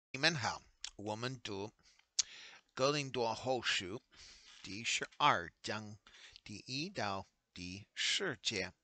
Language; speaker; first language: Chinese; non-native, learner; English